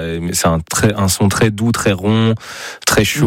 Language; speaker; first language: French; native; French